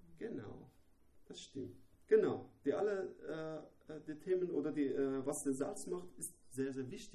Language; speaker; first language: German; non-native, learner; Persian